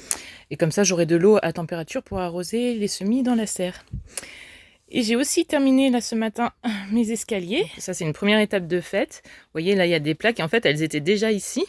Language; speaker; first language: French; native; French